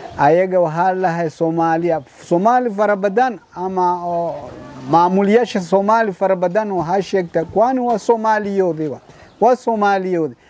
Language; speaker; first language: Somali; non-native, learner; Swahili